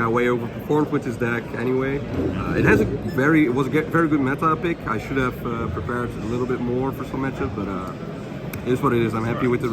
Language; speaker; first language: English; non-native, fluent; Dutch